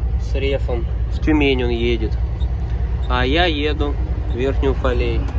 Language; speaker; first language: Russian; native; Russian